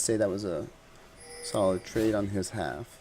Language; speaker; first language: English; native; English